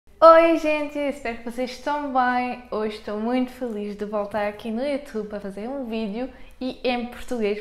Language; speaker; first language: Portuguese; early bilingual, heritage; Portuguese